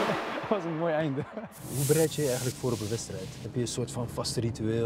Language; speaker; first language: Dutch; native; Dutch